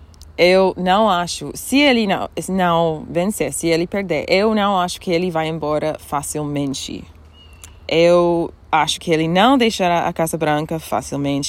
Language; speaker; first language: Portuguese; non-native, fluent; English